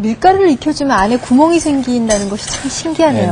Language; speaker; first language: Korean; native; Korean